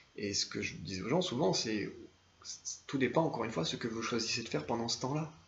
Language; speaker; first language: French; native; French